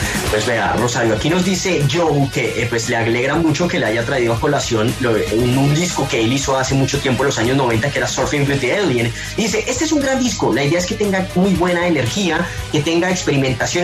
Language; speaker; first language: Spanish; native; Spanish